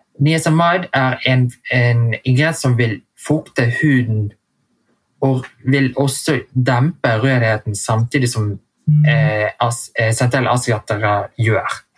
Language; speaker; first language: Norwegian; early bilingual, heritage; Vietnamese